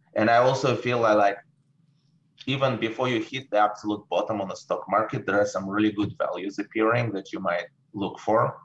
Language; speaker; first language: English; non-native, fluent; Russian